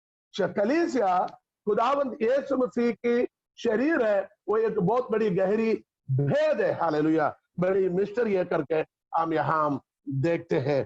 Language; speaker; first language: Hindi; non-native, local second language; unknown